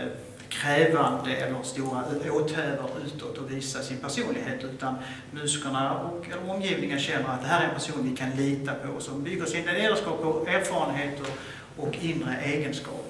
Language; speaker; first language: Swedish; native; Swedish